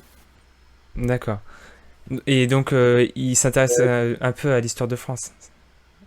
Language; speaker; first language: French; native; French